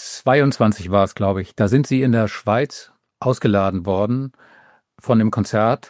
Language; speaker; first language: German; native; German